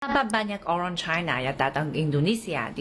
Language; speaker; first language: Indonesian; non-native, fluent; Chinese